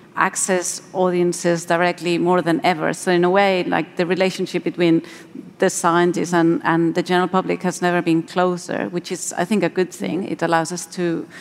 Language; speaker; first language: English; non-native, fluent; Spanish